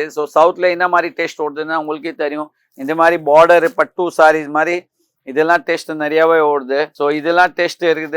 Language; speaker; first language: Tamil; non-native, fluent; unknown